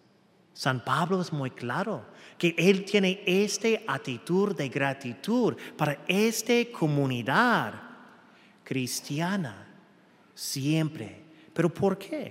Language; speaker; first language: Spanish; non-native, fluent; English